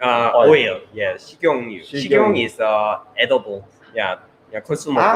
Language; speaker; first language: English; non-native, learner; Korean